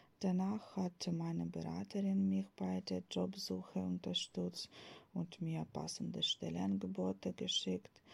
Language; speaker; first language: German; non-native, fluent; Ukrainian